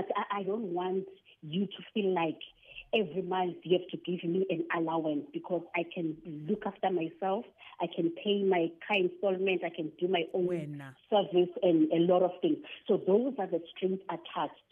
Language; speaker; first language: English; non-native, local second language; Zulu